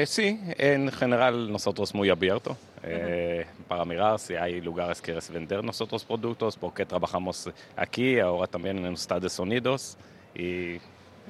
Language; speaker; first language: Spanish; non-native, learner; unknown